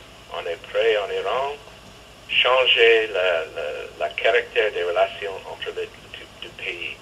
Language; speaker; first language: French; non-native, learner; English